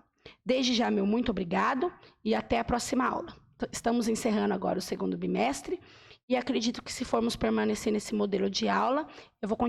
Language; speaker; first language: Portuguese; native; Portuguese